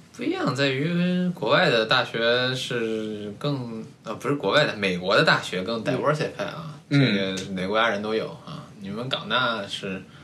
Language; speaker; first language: Chinese; native; Chinese